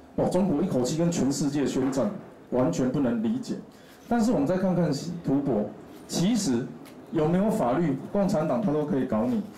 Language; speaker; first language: Chinese; non-native, local second language; Min Nan Chinese